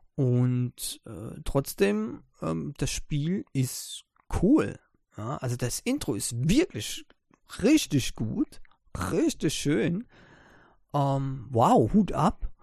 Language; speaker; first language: German; native; German